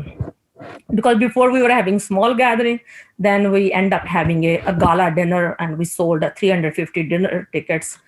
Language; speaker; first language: English; non-native, local second language; Punjabi